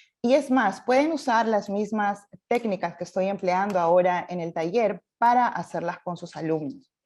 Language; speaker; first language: Spanish; native; Spanish